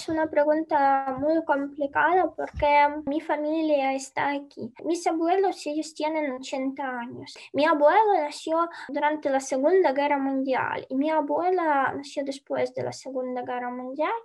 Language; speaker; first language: Spanish; non-native, fluent; Ukrainian